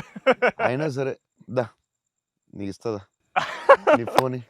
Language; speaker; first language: Telugu; native; Telugu